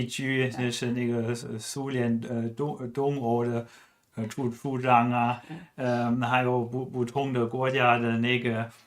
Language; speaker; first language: Chinese; non-native, fluent; German